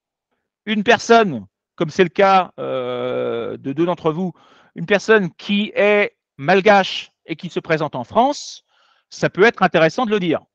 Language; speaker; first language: French; native; French